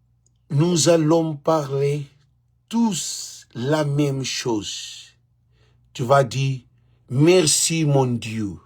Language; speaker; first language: French; non-native, learner; Portuguese